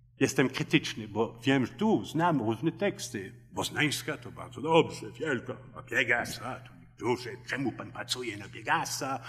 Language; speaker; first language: Polish; early bilingual, heritage; Polish